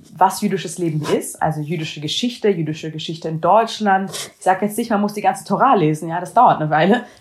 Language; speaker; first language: German; native; German